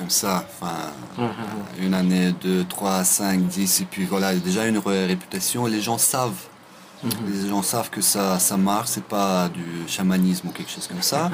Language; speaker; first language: French; non-native, fluent; Russian